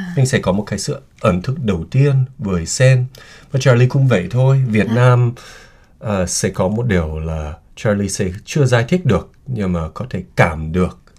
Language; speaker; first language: Vietnamese; non-native, fluent; English